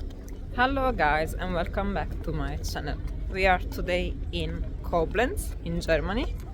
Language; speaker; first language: English; non-native, fluent; Italian